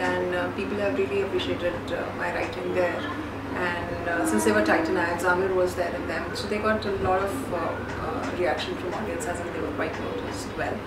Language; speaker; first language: English; non-native, local second language; Hindi